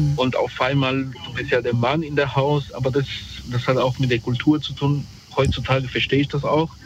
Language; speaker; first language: German; early bilingual, other home language; Romanian